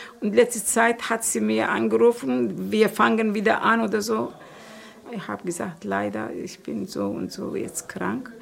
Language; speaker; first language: German; non-native, learner; Turkish